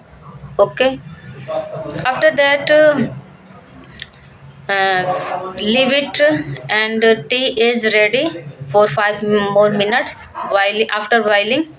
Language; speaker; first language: English; non-native, learner; Hindi